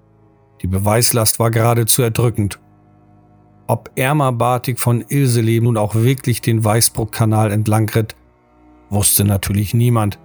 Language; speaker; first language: German; native; German